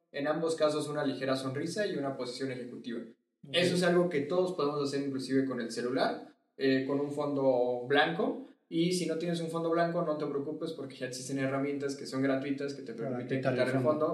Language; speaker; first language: Spanish; native; Spanish